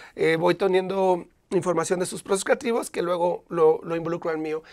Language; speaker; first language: Spanish; native; Spanish